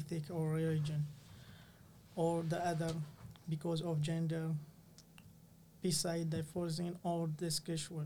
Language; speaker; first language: English; non-native, learner; Arabic